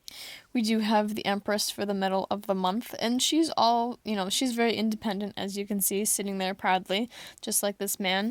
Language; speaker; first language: English; native; English